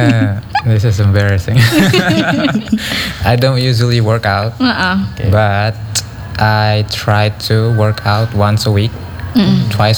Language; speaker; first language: English; non-native, fluent; Indonesian